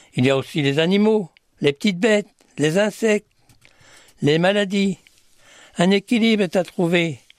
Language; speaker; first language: French; native; French